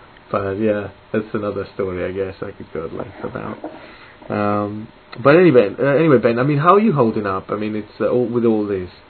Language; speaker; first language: English; non-native, fluent; Italian